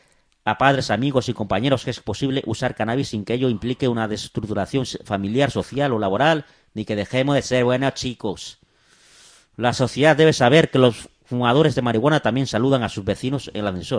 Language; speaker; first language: Spanish; native; Spanish